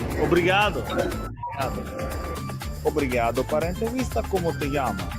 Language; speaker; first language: Portuguese; non-native, learner; Italian